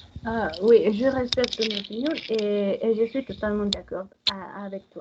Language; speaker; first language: French; non-native, fluent; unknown